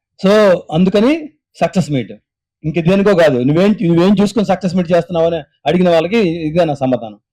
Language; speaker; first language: Telugu; native; Telugu